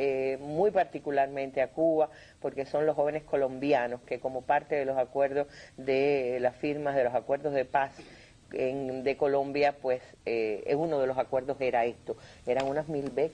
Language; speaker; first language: Spanish; native; Spanish